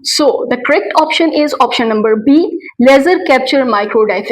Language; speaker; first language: English; non-native, local second language; Urdu